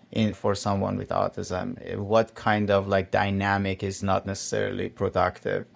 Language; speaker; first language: English; non-native, fluent; Persian